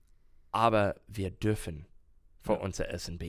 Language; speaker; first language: German; non-native, learner; English